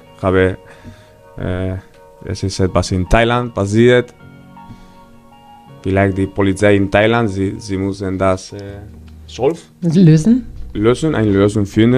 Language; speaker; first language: German; non-native, fluent; Spanish